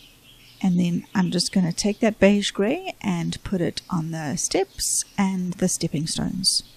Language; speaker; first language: English; native; English